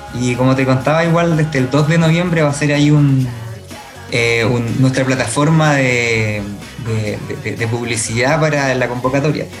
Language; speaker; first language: Spanish; native; Spanish